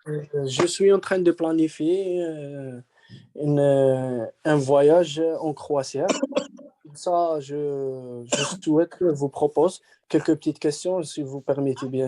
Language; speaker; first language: French; non-native, learner; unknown